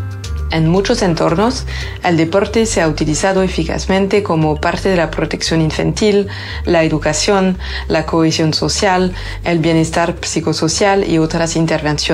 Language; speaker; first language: Spanish; native; Spanish